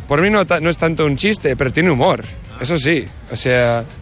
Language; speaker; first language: Spanish; non-native, fluent; English